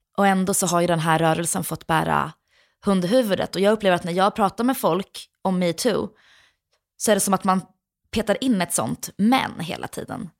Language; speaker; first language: Swedish; early bilingual, other home language; Bosnian